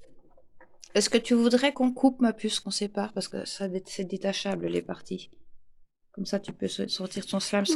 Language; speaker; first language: French; native; French